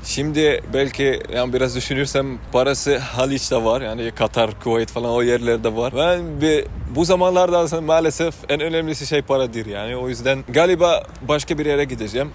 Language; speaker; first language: Turkish; non-native, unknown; Arabic